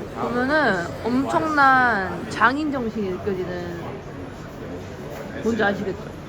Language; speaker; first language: Korean; native; Korean